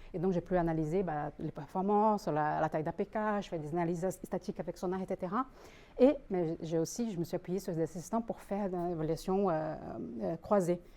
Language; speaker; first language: French; non-native, fluent; Portuguese